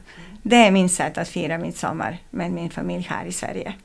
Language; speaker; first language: Swedish; non-native, fluent; Serbian